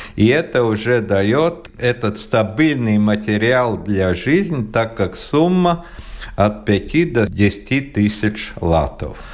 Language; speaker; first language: Russian; non-native, local second language; Latvian